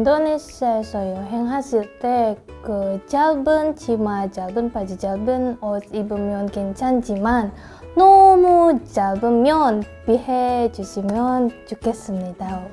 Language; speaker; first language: Korean; non-native, learner; Indonesian